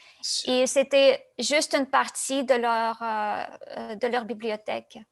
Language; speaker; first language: French; non-native, fluent; Russian